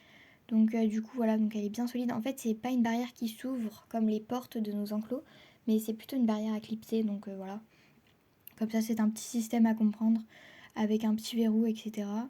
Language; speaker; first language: French; native; French